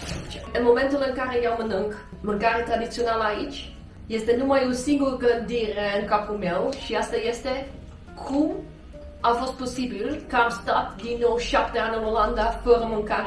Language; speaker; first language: Romanian; non-native, learner; Dutch